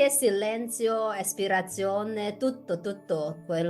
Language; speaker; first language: Italian; non-native, fluent; Chinese